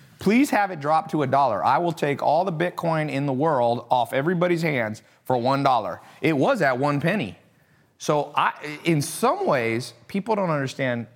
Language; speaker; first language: English; native; English